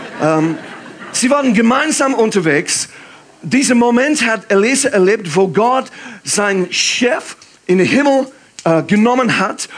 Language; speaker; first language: German; non-native, fluent; English